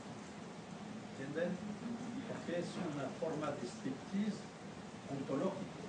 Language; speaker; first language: Spanish; non-native, fluent; French